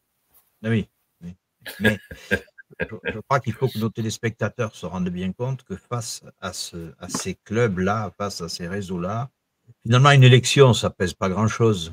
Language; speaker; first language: French; native; French